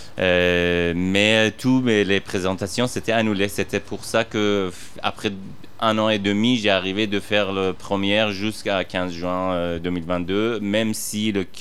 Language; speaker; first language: French; non-native, fluent; Persian